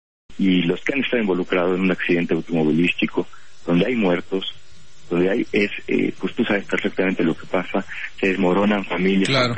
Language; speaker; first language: Spanish; native; Spanish